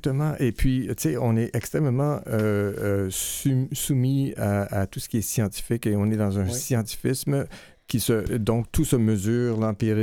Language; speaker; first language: French; native; French